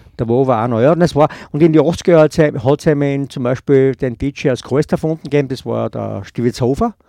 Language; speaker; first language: German; native; German